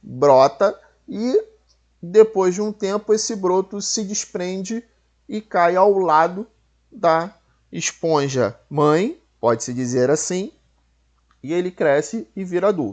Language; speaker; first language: Portuguese; native; Portuguese